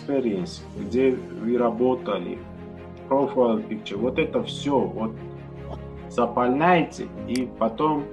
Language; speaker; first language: Russian; non-native, learner; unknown